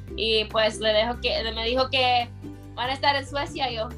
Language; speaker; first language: Spanish; early bilingual, heritage; Spanish